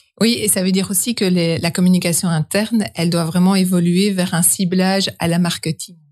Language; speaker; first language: French; native; French